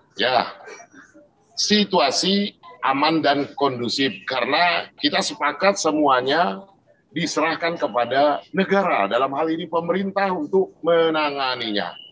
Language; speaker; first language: Indonesian; native; Indonesian